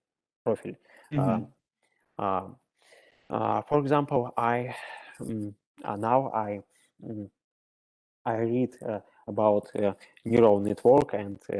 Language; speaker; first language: English; non-native, learner; Russian